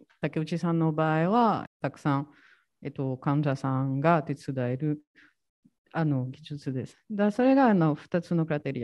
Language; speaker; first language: Japanese; non-native, fluent; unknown